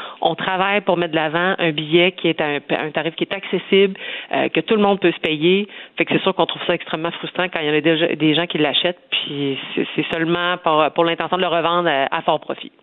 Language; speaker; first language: French; native; French